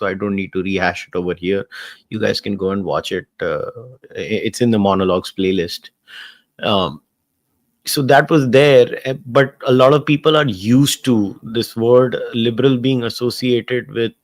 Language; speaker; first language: English; non-native, local second language; Hindi